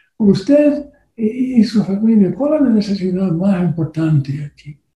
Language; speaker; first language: Spanish; non-native, learner; English